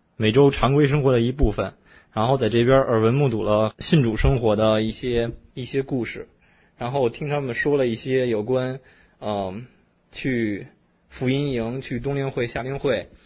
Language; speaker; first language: Chinese; native; Chinese